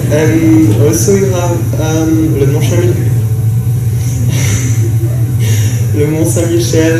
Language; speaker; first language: English; non-native, learner; French